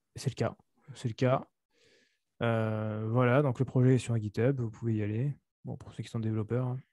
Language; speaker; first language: French; native; French